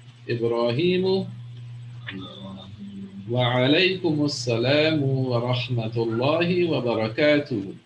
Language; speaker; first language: Arabic; non-native, fluent; English